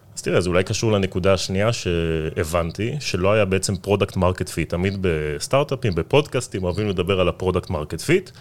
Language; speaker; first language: Hebrew; native; Hebrew